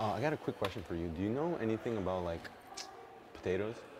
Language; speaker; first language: English; early bilingual, other home language; Spanish